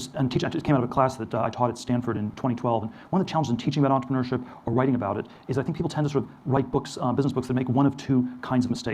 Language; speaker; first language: English; native; English